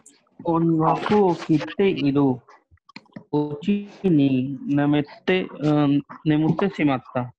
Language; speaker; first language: Japanese; non-native, learner; Hindi